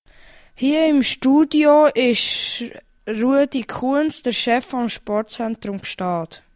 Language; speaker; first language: German; native; German